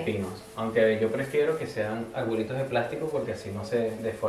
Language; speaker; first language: Spanish; native; Spanish